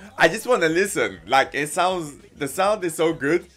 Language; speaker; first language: English; native; English